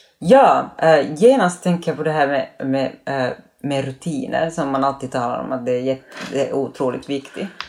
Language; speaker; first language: Swedish; native; Swedish